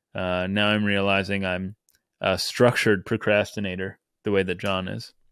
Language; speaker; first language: English; native; English